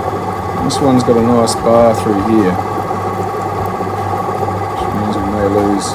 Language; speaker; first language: English; native; English